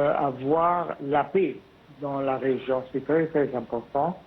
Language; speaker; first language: French; non-native, fluent; Arabic